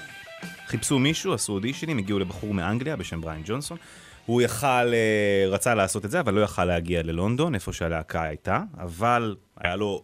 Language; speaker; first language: Hebrew; native; Hebrew